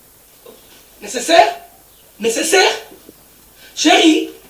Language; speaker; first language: French; non-native, local second language; Lingala